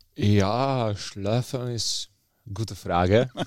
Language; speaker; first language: German; non-native, learner; Czech